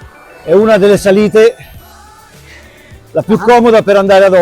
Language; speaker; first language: Italian; native; Italian